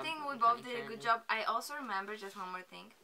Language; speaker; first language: English; non-native, fluent; Polish